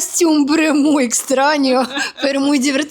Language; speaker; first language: Spanish; non-native, fluent; Russian